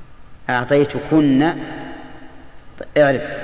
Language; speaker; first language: Arabic; native; Arabic